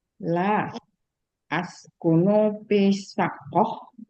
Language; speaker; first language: Arabic; non-native, learner; Indonesian